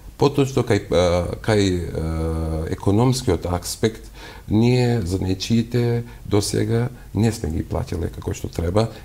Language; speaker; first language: Macedonian; non-native, local second language; Albanian